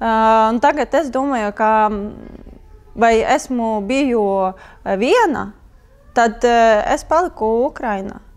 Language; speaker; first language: Latvian; non-native, learner; Ukrainian